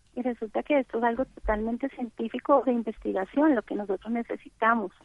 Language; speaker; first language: Spanish; native; Spanish